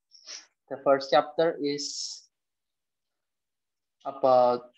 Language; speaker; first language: English; non-native, learner; Indonesian